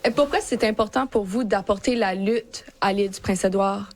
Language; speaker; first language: French; native; French